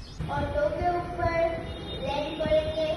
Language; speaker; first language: Hindi; non-native, local second language; Assamese